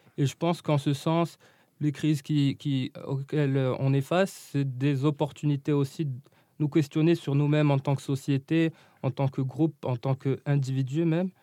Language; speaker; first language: French; non-native, local second language; Arabic